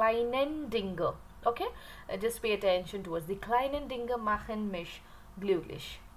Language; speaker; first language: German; non-native, learner; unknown